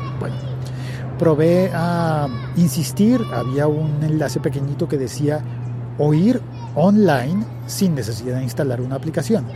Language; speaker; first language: Spanish; native; Spanish